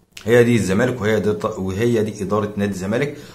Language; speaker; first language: Arabic; native; Arabic